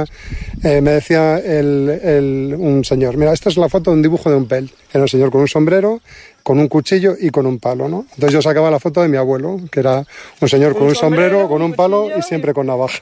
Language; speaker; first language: Spanish; native; Spanish